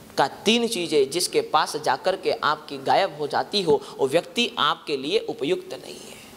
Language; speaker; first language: Hindi; non-native, local second language; Gujarati